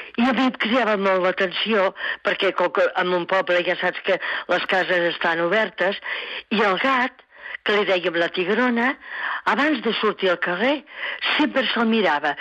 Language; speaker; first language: Catalan; native; Catalan